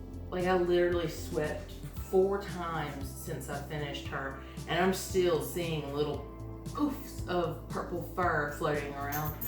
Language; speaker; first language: English; native; English